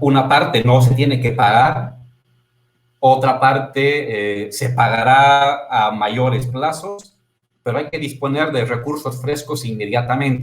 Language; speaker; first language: Spanish; native; Spanish